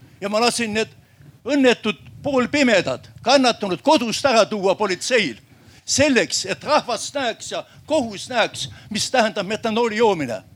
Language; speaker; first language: Estonian; native; Estonian